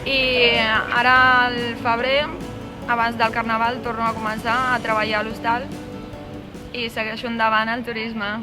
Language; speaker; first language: Catalan; non-native, local second language; Spanish